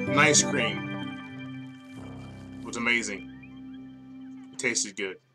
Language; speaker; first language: English; native; English